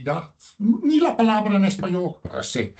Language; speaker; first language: Spanish; non-native, fluent; Dutch